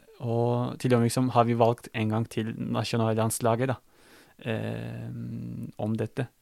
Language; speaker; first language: Norwegian; non-native, fluent; Turkish